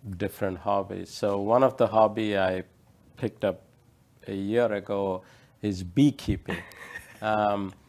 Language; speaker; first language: English; non-native, local second language; Odia